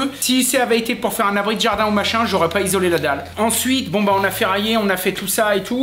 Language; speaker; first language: French; native; French